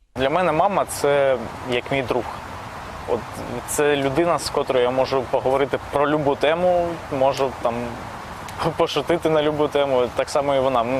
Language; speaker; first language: Ukrainian; native; Ukrainian